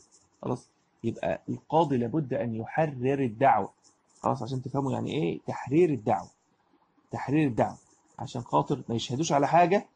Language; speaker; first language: Arabic; native; Arabic